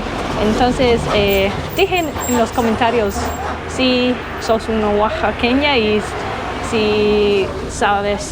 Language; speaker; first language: Spanish; non-native, learner; English